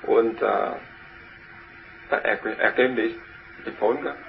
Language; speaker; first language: German; non-native, learner; Vietnamese